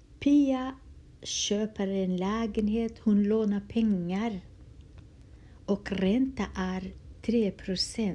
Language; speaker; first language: Swedish; non-native, fluent; Kurdish